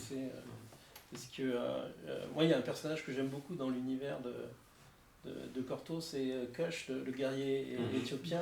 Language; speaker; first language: French; native; French